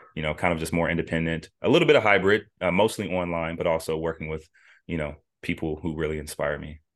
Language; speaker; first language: English; native; English